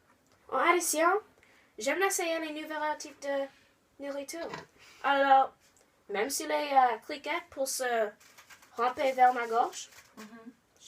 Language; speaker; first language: French; non-native, learner; English